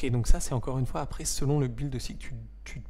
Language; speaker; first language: French; native; French